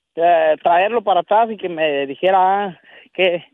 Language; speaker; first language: Spanish; native; Spanish